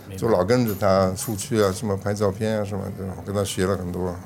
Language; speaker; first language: Chinese; non-native, fluent; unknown